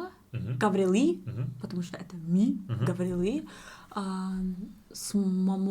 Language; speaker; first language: Russian; non-native, learner; English